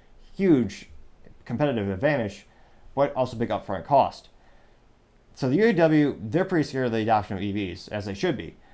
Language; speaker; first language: English; native; English